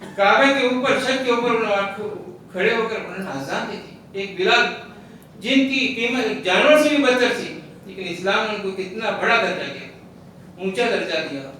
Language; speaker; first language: Urdu; non-native, local second language; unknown